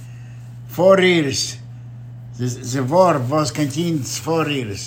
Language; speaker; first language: English; non-native, learner; Romanian